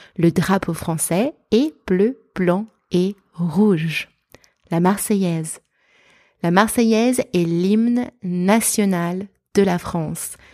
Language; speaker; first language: French; native; French